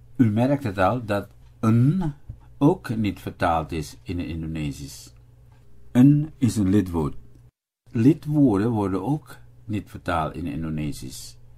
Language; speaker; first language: Dutch; non-native, fluent; Indonesian